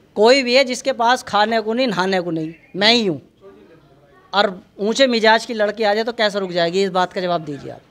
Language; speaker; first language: Hindi; native; Hindi